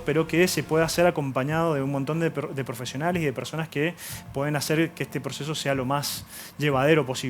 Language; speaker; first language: Spanish; native; Spanish